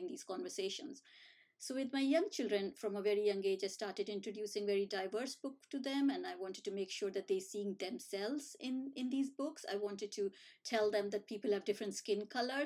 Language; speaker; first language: English; non-native, local second language; Hindi